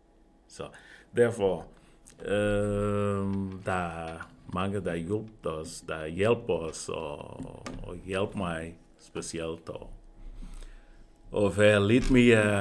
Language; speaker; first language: Danish; non-native, fluent; Portuguese